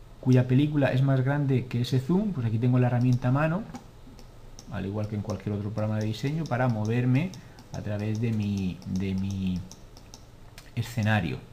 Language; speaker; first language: Spanish; native; Spanish